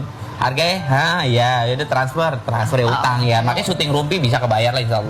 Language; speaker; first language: Indonesian; native; Indonesian